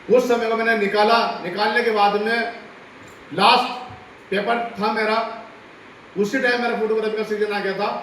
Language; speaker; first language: Hindi; non-native, local second language; Rajasthani